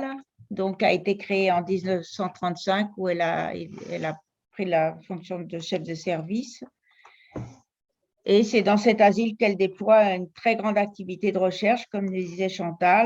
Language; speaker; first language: French; native; French